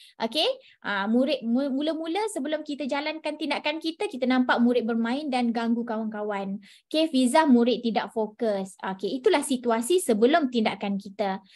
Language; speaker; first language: Malay; native; Malay